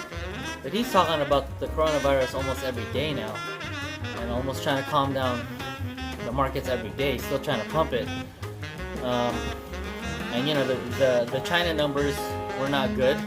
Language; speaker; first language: English; native; English